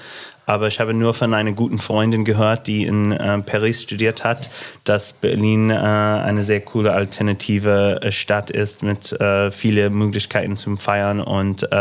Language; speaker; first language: German; non-native, fluent; English